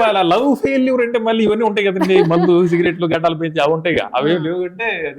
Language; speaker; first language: Telugu; native; Telugu